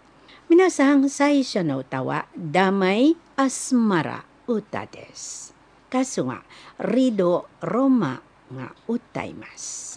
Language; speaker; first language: Japanese; non-native, learner; Indonesian